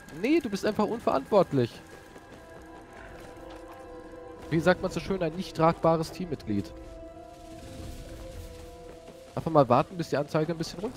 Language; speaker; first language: German; native; German